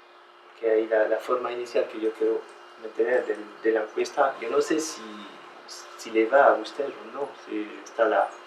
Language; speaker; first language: Spanish; non-native, learner; French